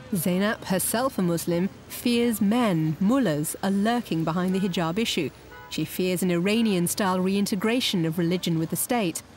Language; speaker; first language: English; native; English